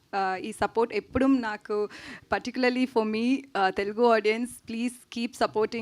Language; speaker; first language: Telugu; non-native, learner; Tamil